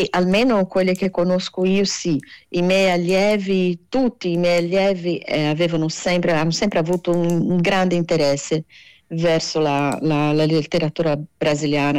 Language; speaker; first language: Italian; non-native, fluent; Portuguese